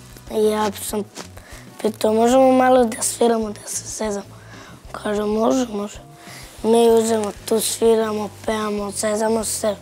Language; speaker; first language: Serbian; non-native, local second language; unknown